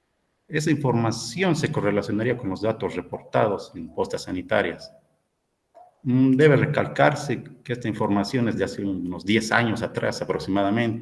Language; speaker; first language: Spanish; native; Spanish